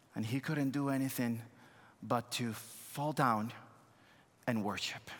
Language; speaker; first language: English; non-native, fluent; Spanish